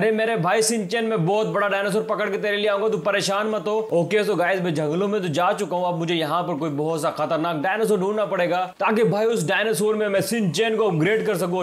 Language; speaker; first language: Hindi; native; Hindi